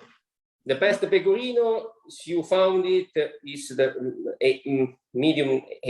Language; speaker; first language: English; non-native, learner; Italian